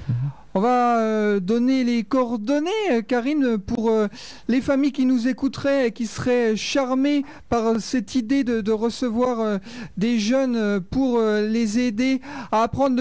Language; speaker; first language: French; native; French